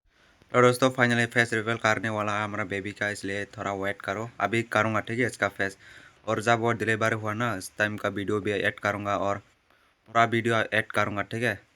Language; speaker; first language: Hindi; non-native, local second language; Kok Borok